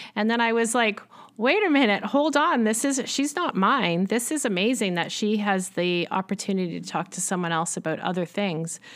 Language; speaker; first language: English; native; English